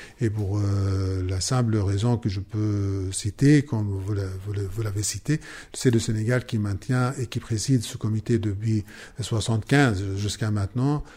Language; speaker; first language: French; non-native, fluent; Arabic